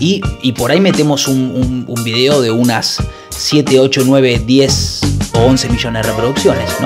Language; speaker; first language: Spanish; native; Spanish